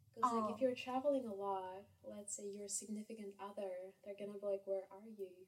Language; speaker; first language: English; non-native, fluent; Kazakh